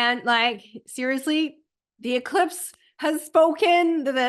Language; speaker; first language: English; native; English